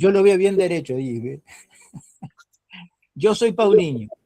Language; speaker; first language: Spanish; non-native, fluent; Portuguese